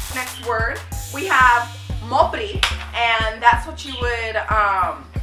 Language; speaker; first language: English; native; English